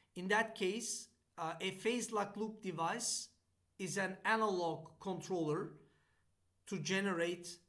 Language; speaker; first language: English; non-native, fluent; Turkish